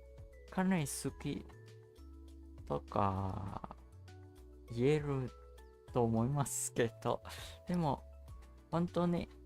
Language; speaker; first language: Japanese; non-native, learner; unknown